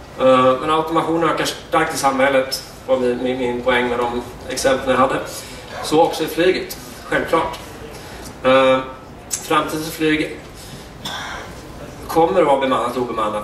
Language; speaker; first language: Swedish; native; Swedish